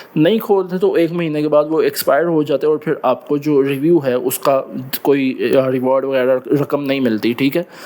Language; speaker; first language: Urdu; non-native, local second language; Punjabi